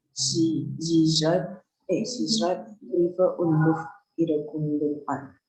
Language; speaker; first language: German; non-native, learner; Indonesian